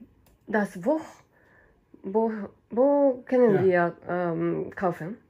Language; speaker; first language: German; non-native, learner; Japanese